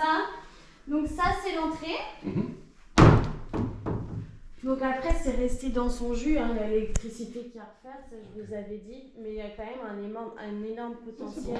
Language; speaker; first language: French; native; French